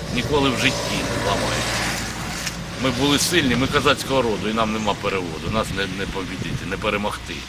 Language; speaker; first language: Ukrainian; native; Ukrainian